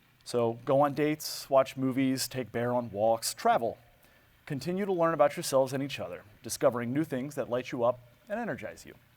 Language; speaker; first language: English; native; English